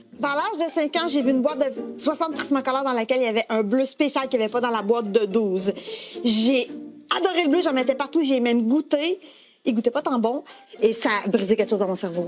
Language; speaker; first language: French; native; French